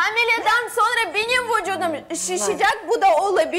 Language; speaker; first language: Turkish; non-native, learner; Russian